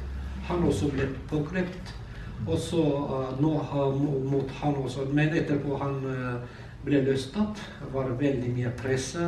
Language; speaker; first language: Norwegian; non-native, learner; Azerbaijani